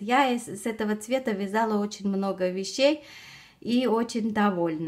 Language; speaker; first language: Russian; non-native, fluent; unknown